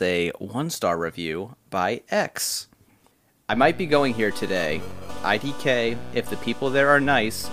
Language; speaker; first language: English; native; English